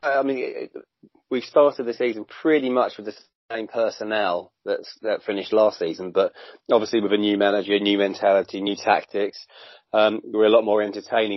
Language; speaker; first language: English; native; English